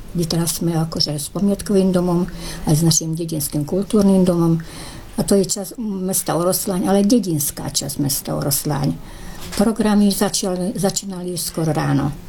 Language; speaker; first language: Slovak; early bilingual, heritage; Slovak